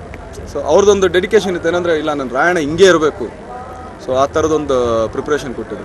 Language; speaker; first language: Kannada; native; Kannada